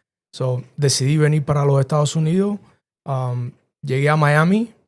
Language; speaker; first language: Spanish; early bilingual, other home language; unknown